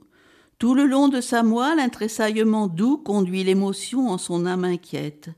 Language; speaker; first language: French; native; French